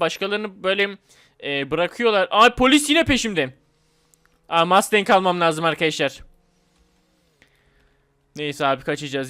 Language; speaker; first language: Turkish; native; Turkish